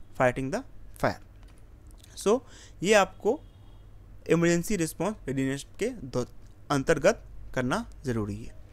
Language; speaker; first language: Hindi; native; Hindi